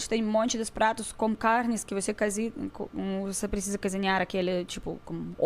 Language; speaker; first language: Portuguese; non-native, learner; Russian